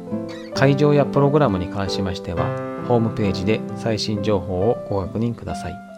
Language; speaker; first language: Japanese; native; Japanese